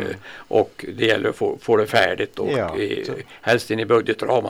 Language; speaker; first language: Swedish; native; Swedish